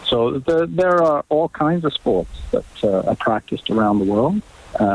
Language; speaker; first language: English; native; English